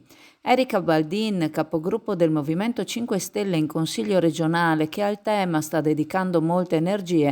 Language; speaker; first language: Italian; native; Italian